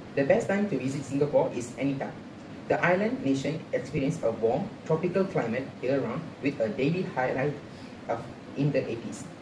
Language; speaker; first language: English; non-native, local second language; Tamil